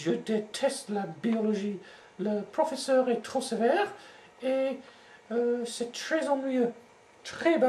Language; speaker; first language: French; non-native, learner; English